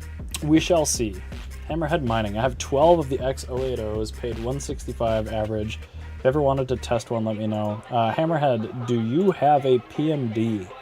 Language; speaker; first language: English; native; English